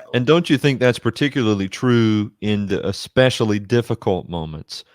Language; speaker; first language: English; native; English